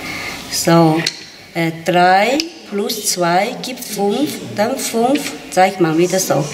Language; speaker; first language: German; non-native, learner; Chinese